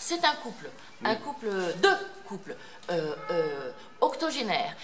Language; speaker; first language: French; native; French